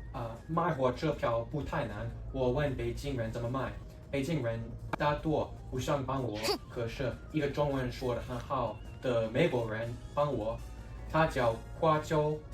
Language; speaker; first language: Chinese; non-native, learner; English